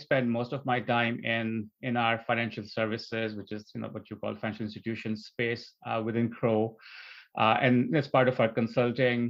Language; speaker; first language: English; non-native, local second language; Urdu